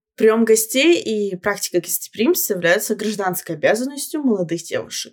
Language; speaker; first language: Russian; native; Russian